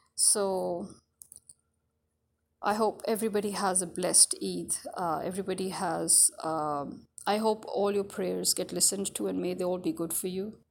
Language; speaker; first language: Urdu; early bilingual, other home language; English